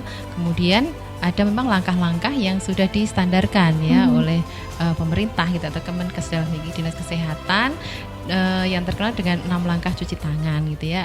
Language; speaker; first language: Indonesian; native; Indonesian